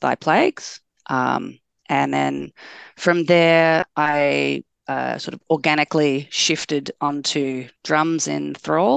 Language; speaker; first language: English; native; English